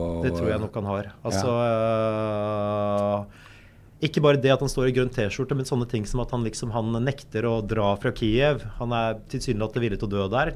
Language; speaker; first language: Norwegian; native; Norwegian